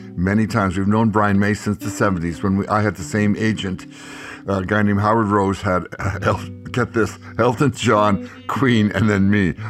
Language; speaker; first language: English; native; English